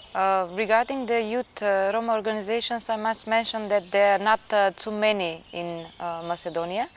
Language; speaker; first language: English; non-native, fluent; Macedonian